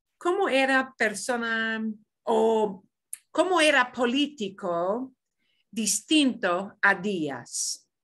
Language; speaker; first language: Spanish; non-native, fluent; English